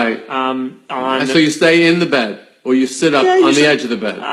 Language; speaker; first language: English; native; English